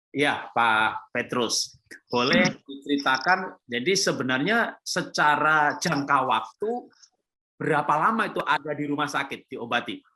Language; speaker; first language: Indonesian; native; Indonesian